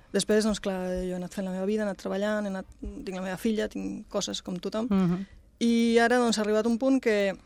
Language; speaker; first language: Catalan; non-native, local second language; Spanish